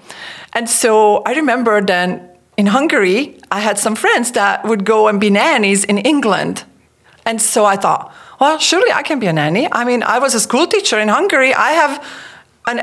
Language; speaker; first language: English; non-native, fluent; Hungarian